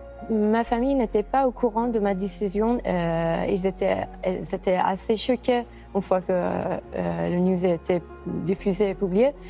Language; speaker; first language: French; non-native, fluent; Persian